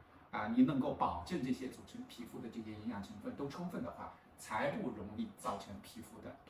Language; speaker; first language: Chinese; native; Chinese